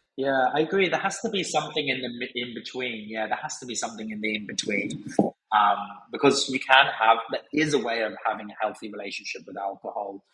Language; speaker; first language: English; native; English